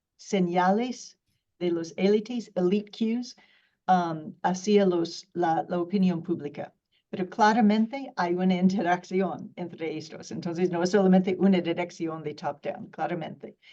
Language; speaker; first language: Spanish; non-native, fluent; English